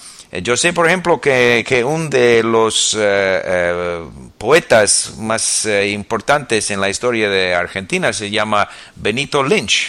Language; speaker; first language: Spanish; non-native, fluent; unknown